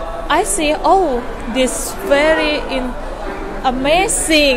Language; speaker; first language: English; non-native, learner; Thai